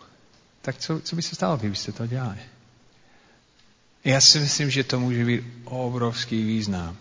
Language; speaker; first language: Czech; non-native, fluent; English